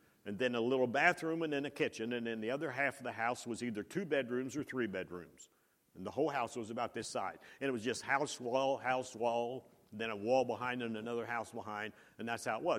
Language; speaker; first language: English; native; English